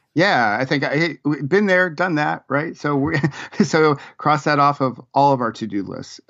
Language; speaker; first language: English; native; English